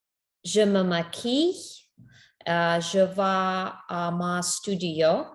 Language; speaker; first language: French; non-native, learner; Spanish